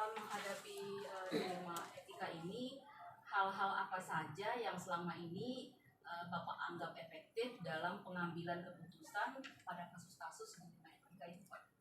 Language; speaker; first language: Indonesian; native; Indonesian